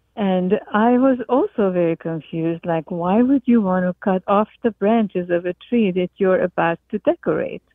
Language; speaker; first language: English; non-native, fluent; Hungarian